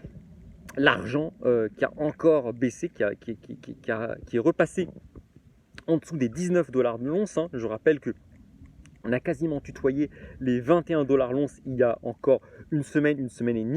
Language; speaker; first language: French; native; French